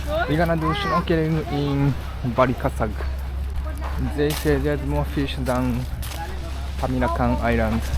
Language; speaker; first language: English; non-native, fluent; Japanese